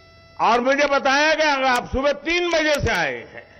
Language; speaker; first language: Hindi; non-native, local second language; Gujarati